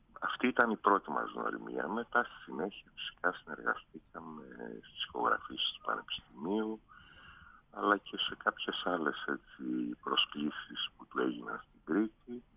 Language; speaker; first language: Greek; native; Greek